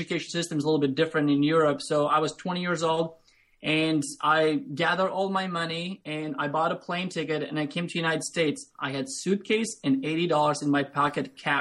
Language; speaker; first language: English; non-native, fluent; Latvian